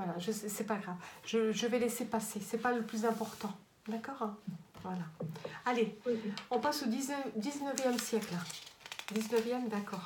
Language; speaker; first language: French; native; French